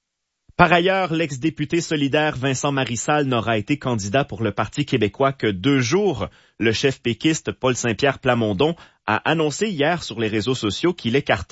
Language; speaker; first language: French; native; French